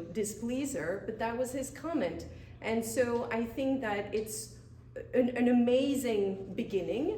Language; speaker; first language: English; non-native, fluent; French